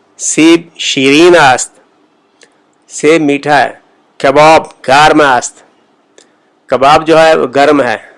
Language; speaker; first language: Urdu; native; Urdu